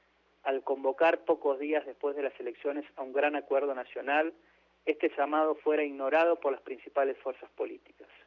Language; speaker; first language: Spanish; native; Spanish